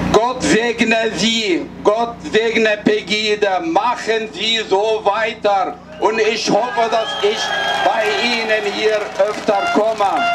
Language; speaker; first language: German; non-native, fluent; Arabic